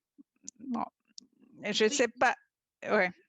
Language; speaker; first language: French; non-native, fluent; German